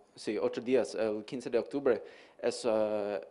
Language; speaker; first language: Spanish; non-native, learner; English